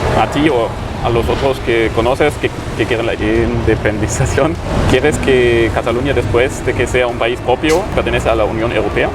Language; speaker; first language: Spanish; non-native, fluent; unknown